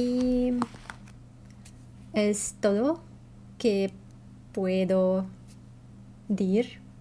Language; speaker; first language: Spanish; non-native, learner; Russian